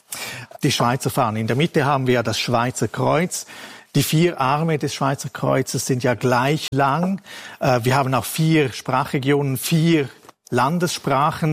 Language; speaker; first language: German; non-native, local second language; Romansh